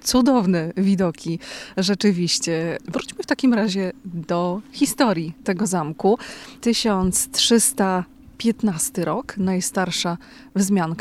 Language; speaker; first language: Polish; native; Polish